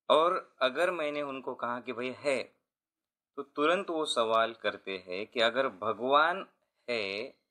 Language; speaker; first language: Hindi; non-native, local second language; Marathi